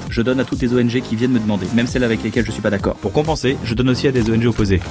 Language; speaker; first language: French; native; French